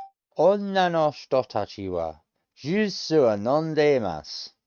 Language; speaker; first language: Japanese; non-native, learner; English